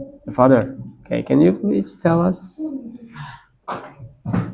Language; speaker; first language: English; non-native, learner; Indonesian